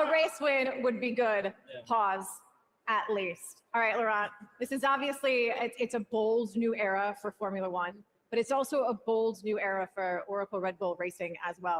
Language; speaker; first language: English; native; English